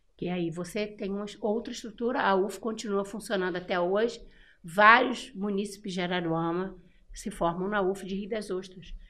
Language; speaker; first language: Portuguese; native; Portuguese